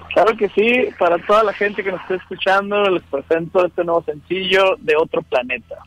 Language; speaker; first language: Spanish; native; Spanish